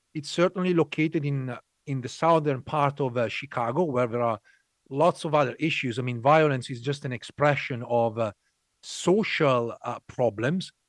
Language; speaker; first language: English; non-native, fluent; Italian